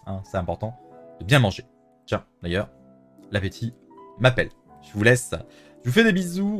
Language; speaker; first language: French; native; French